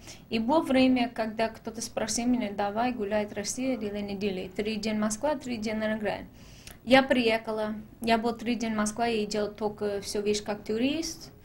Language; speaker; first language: Russian; non-native, learner; English